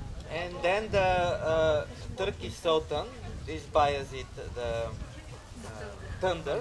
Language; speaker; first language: English; non-native, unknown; Bulgarian